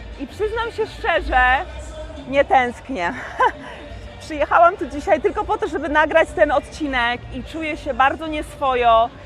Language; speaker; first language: Polish; native; Polish